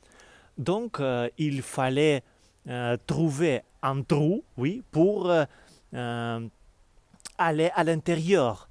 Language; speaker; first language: French; non-native, learner; Russian